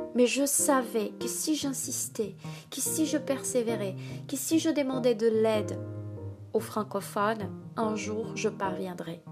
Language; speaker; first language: French; non-native, fluent; Portuguese